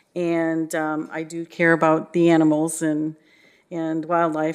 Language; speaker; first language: English; native; English